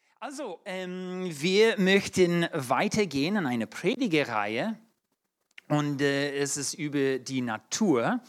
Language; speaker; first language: German; non-native, fluent; English